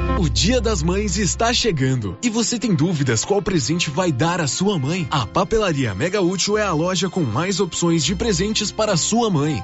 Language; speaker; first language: Portuguese; native; Portuguese